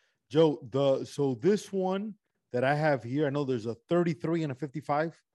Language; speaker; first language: English; native; English